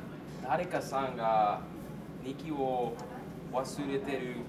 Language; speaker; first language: Japanese; non-native, learner; Cantonese